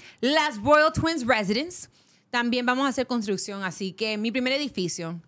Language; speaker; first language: Spanish; early bilingual, heritage; Spanish